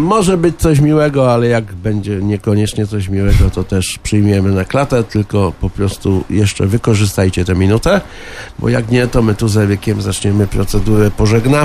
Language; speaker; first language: Polish; native; Polish